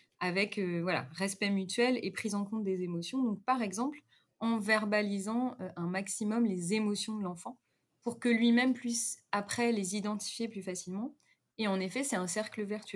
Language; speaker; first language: French; native; French